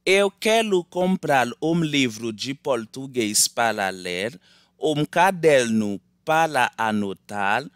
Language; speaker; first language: Portuguese; non-native, learner; Haitian Creole